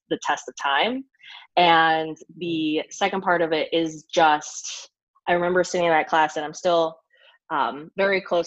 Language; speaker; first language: English; native; English